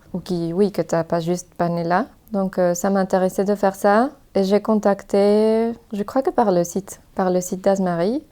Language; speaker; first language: French; non-native, fluent; Spanish